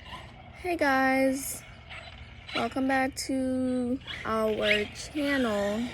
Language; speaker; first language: English; native; English